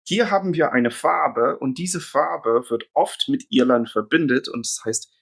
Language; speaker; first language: German; non-native, fluent; English